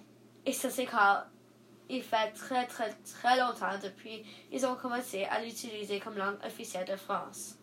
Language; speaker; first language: French; non-native, learner; English